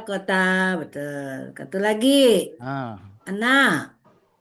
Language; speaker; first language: Indonesian; native; Indonesian